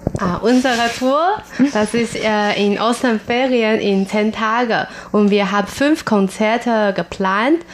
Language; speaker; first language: German; non-native, learner; Chinese